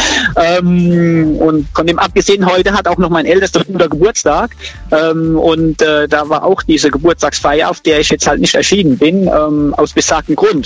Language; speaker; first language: German; native; German